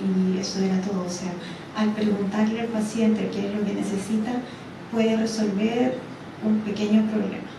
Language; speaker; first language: Spanish; native; Spanish